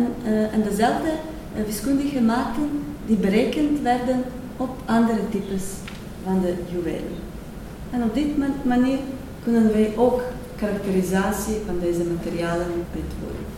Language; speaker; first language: Dutch; non-native, fluent; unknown